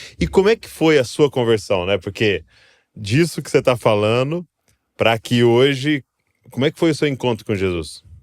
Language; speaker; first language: Portuguese; native; Portuguese